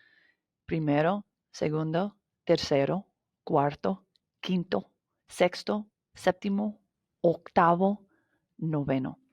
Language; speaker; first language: Spanish; non-native, fluent; English